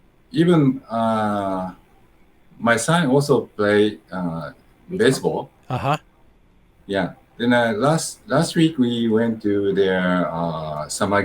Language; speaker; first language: English; non-native, learner; Japanese